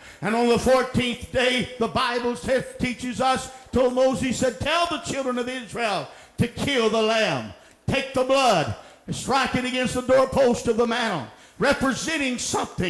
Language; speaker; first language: English; native; English